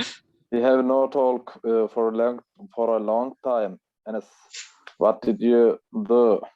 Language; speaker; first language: English; non-native, learner; Turkish